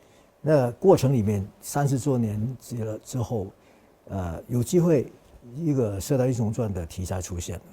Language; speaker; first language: Chinese; non-native, fluent; Cantonese